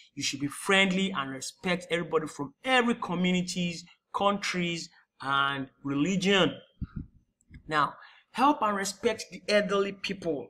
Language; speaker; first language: English; non-native, local second language; Yoruba